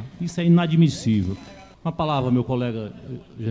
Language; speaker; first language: Portuguese; native; Portuguese